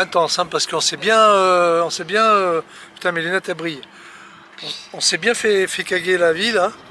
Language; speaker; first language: French; native; French